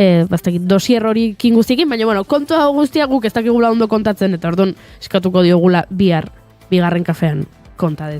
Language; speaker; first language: Basque; native; Basque